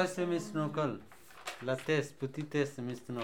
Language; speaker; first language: French; non-native, learner; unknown